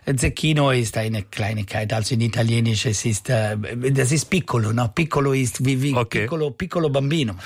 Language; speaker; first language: German; non-native, local second language; Italian